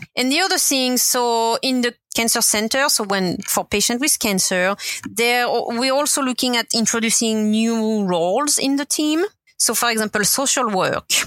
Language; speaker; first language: English; non-native, fluent; French